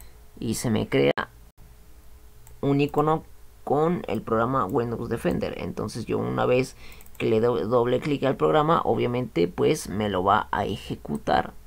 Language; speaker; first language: Spanish; native; Spanish